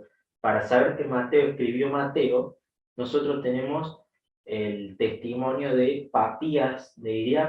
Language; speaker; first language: Spanish; native; Spanish